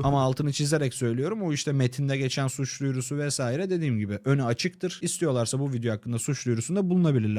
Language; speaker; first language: Turkish; native; Turkish